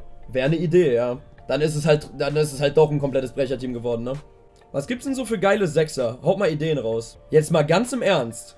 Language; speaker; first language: German; native; German